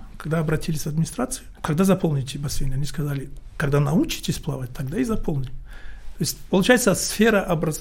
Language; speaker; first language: Russian; non-native, local second language; Tajik